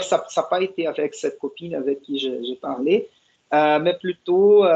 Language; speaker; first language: French; non-native, fluent; Portuguese